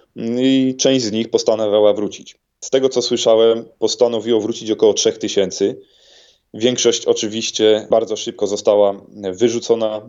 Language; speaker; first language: Polish; native; Polish